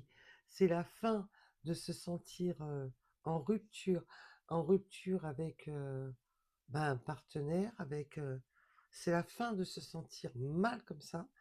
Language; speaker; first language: French; native; French